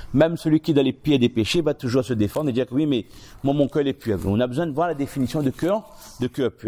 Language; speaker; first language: French; native; French